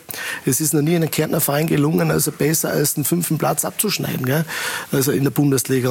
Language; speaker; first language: German; native; German